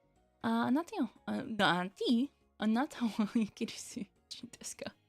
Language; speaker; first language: Japanese; non-native, learner; English